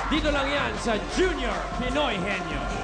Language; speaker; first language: Filipino; native; Filipino